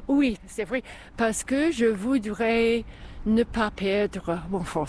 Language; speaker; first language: French; non-native, local second language; English